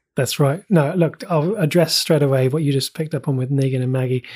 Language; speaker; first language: English; native; English